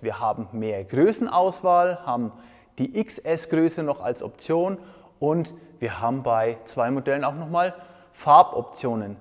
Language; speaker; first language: German; native; German